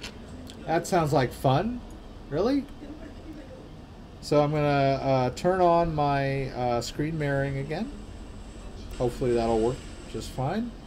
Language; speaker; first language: English; native; English